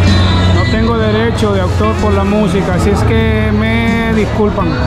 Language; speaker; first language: Spanish; native; Spanish